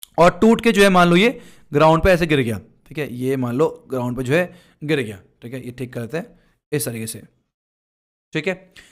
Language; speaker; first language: Hindi; native; Hindi